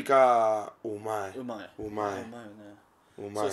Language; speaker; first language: Japanese; non-native, learner; Spanish